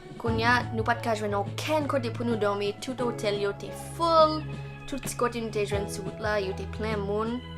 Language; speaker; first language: Haitian Creole; non-native, fluent; English